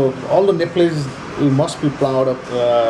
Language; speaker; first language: English; non-native, learner; Nepali